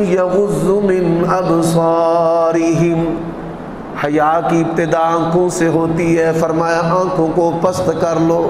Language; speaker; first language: Urdu; non-native, local second language; Punjabi